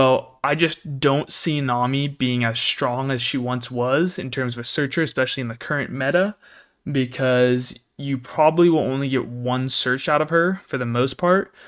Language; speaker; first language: English; native; English